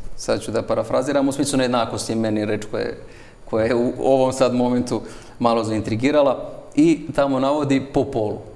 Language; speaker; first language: Serbian; native; Serbian